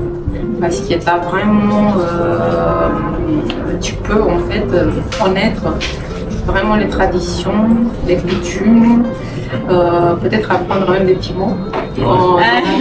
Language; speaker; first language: French; non-native, fluent; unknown